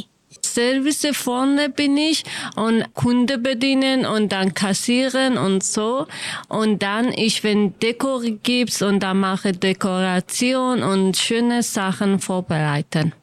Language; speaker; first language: German; non-native, learner; Kurdish